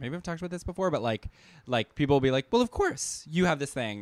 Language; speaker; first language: English; native; English